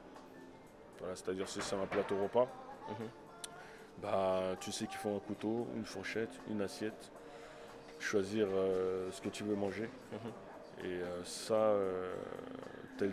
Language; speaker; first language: French; native; French